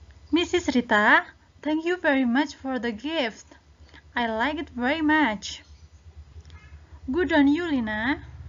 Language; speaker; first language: English; non-native, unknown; Indonesian